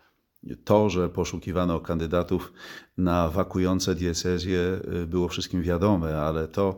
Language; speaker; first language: Polish; native; Polish